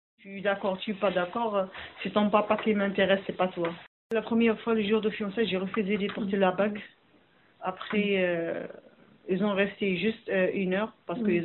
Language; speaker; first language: French; non-native, learner; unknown